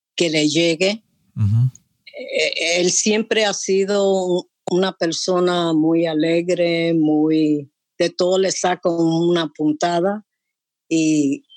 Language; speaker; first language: Spanish; early bilingual, heritage; Spanish